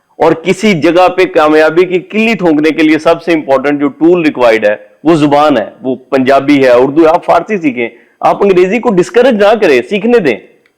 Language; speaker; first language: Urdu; non-native, local second language; Punjabi